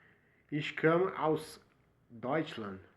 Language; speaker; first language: German; non-native, learner; Portuguese